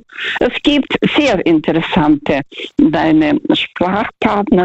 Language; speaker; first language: German; non-native, fluent; Russian